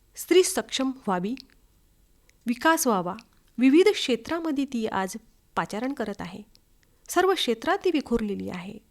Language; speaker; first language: Marathi; native; Marathi